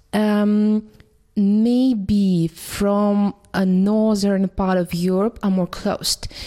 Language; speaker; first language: English; non-native, fluent; Russian